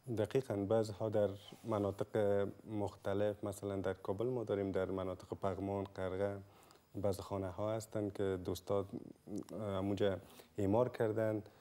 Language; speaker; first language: Persian; native; Persian